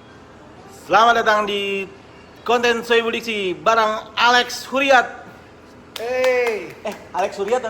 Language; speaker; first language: Indonesian; native; Indonesian